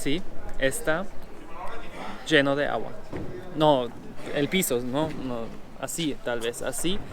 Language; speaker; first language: Spanish; non-native, fluent; German